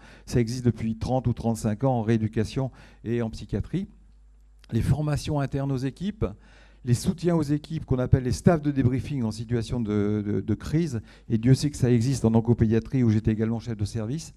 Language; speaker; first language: French; native; French